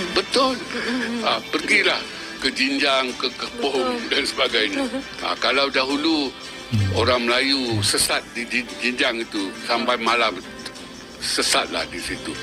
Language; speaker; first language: Malay; native; Malay